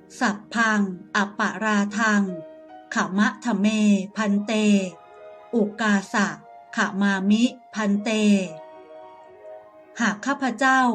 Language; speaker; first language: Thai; native; Thai